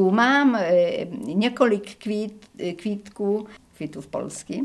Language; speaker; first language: Czech; early bilingual, heritage; Czech